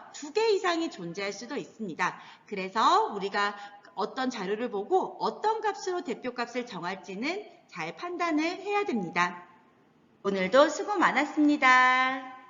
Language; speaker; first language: Korean; native; Korean